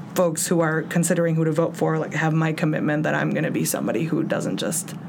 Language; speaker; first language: English; early bilingual, other home language; Spanish